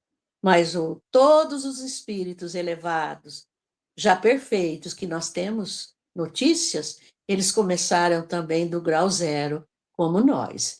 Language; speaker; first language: Portuguese; native; Portuguese